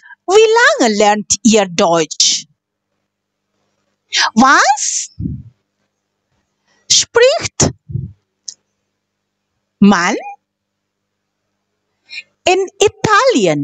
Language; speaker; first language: German; non-native, fluent; Indonesian